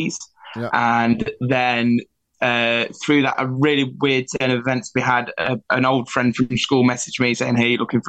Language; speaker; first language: English; native; English